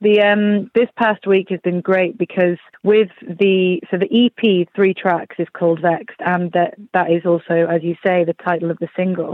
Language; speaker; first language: English; native; English